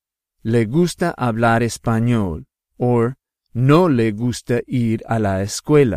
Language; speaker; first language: Spanish; non-native, fluent; English